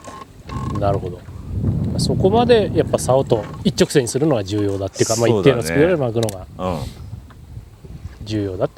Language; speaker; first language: Japanese; native; Japanese